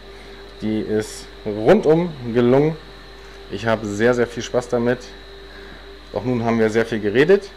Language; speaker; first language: German; native; German